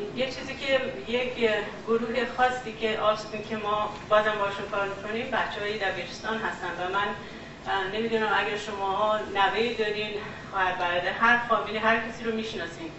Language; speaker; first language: Persian; native; Persian